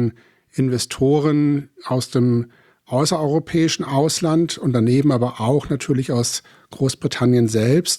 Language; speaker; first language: German; native; German